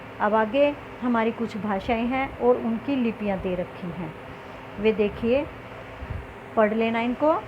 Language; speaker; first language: Hindi; native; Hindi